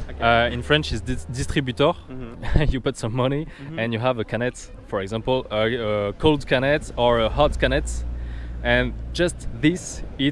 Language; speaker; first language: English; non-native, learner; French